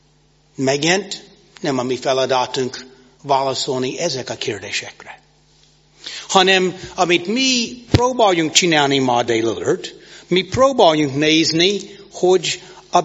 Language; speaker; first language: Hungarian; non-native, fluent; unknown